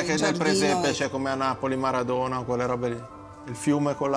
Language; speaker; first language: Italian; native; Italian